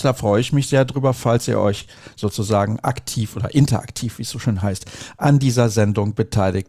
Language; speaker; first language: German; native; German